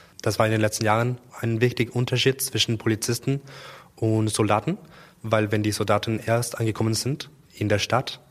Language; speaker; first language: German; non-native, learner; Spanish